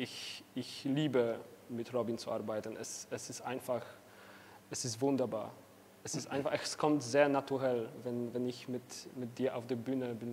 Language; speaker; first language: German; non-native, fluent; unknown